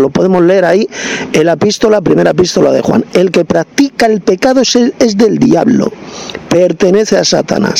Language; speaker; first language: Spanish; native; Spanish